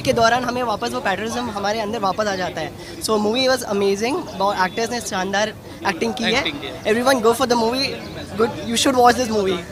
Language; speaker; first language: Hindi; native; Hindi